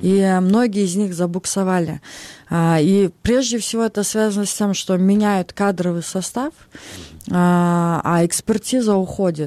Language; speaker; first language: Russian; non-native, local second language; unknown